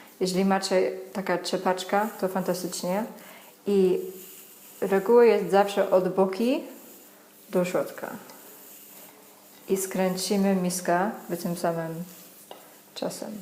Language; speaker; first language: Polish; non-native, learner; English